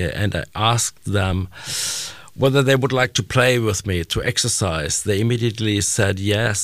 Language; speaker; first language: English; non-native, learner; German